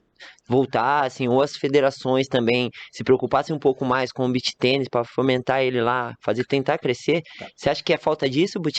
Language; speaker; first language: Portuguese; native; Portuguese